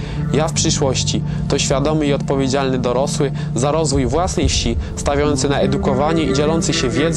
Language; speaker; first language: Polish; native; Polish